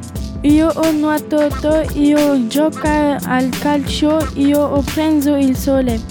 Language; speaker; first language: Italian; non-native, learner; French